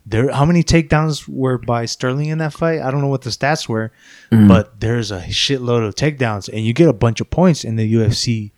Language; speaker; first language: English; early bilingual, other home language; Spanish